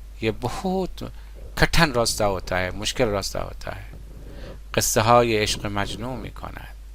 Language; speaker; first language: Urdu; non-native, fluent; Persian